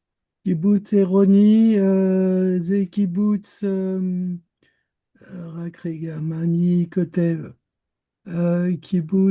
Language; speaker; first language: Hebrew; non-native, learner; French